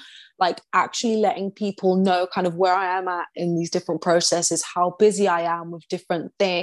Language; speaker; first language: English; native; English